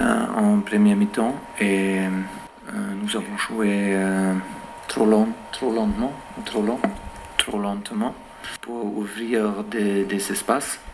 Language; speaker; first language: French; non-native, fluent; German